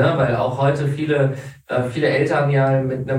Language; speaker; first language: German; native; German